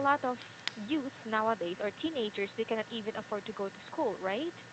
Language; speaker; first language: English; non-native, fluent; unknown